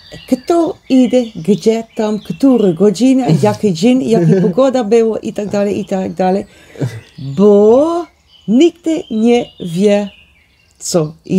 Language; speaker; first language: Polish; non-native, learner; Dutch